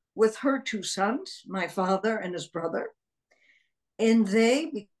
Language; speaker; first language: English; early bilingual, other home language; Hebrew